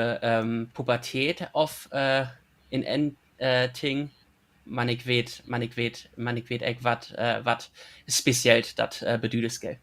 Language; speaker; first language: Dutch; non-native, learner; German